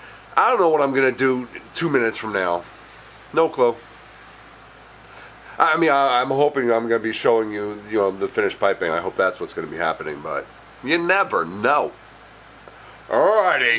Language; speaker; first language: English; native; English